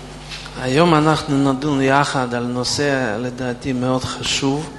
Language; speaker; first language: Hebrew; non-native, fluent; Russian